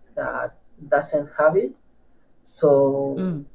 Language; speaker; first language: English; non-native, learner; Spanish